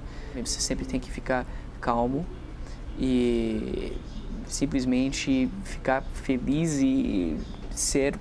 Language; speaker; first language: Portuguese; non-native, fluent; English